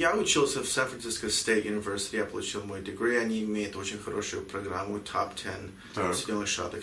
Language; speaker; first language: Russian; early bilingual, heritage; Russian